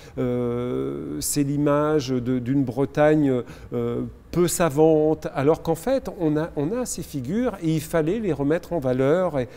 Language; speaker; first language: French; native; French